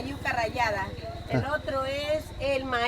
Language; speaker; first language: Spanish; native; Spanish